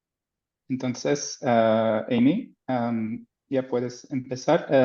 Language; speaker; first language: Spanish; non-native, fluent; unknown